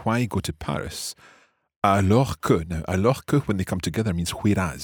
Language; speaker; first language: English; native; English